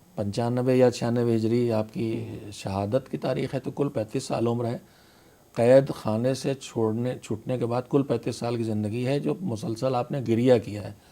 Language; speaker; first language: Urdu; native; Urdu